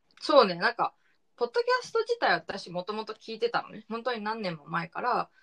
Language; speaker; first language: Japanese; early bilingual, heritage; Japanese